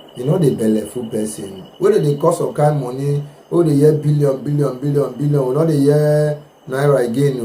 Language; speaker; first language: Nigerian Pidgin; non-native, local second language; Igbo